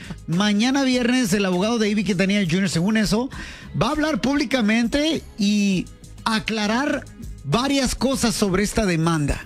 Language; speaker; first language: Spanish; early bilingual, heritage; Spanish